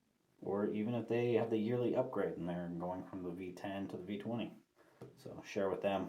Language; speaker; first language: English; native; English